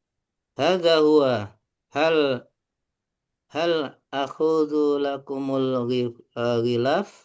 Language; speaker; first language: Arabic; non-native, learner; Indonesian